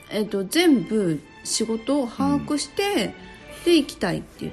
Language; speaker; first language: Japanese; native; Japanese